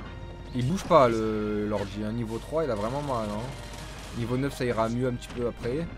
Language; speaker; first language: French; native; French